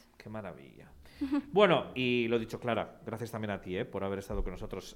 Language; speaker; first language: Spanish; native; Spanish